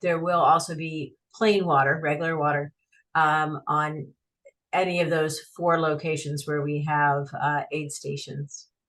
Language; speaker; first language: English; native; English